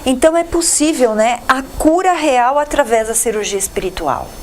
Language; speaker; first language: Portuguese; native; Portuguese